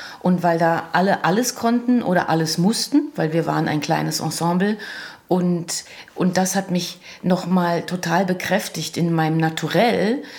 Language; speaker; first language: German; early bilingual, other home language; Croatian